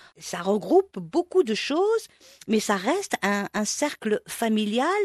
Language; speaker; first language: French; non-native, local second language; Arabic